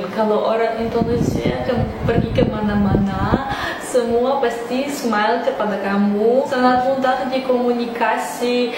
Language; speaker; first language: Indonesian; non-native, learner; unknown